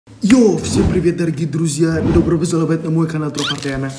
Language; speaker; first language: Russian; non-native, learner; Indonesian